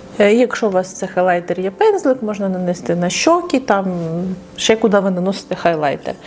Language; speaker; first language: Ukrainian; non-native, local second language; Russian